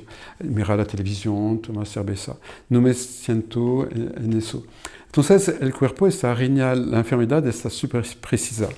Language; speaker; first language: Spanish; non-native, fluent; French